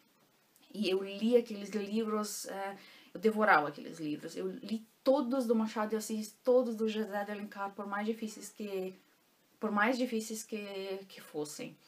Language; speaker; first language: Portuguese; non-native, local second language; German